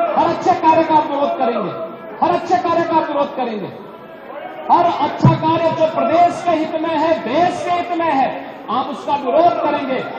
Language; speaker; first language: Hindi; native; Hindi